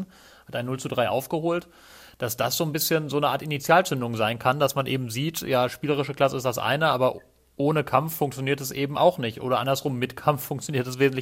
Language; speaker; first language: German; native; German